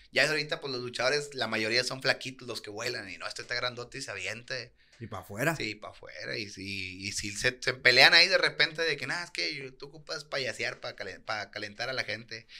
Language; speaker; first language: Spanish; native; Spanish